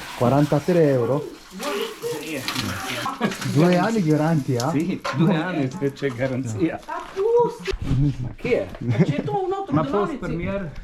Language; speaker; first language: Italian; non-native, learner; Korean